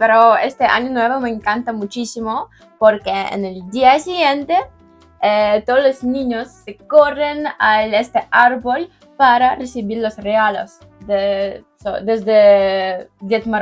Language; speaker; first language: Spanish; non-native, learner; Ukrainian